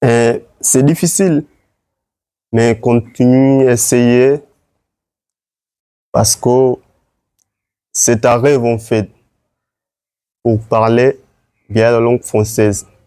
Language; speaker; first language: French; non-native, learner; Swahili